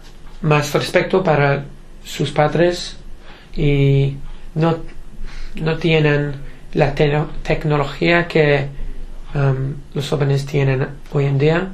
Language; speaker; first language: Spanish; non-native, learner; English